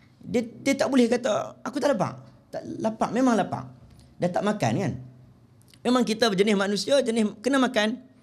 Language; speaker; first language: Malay; native; Malay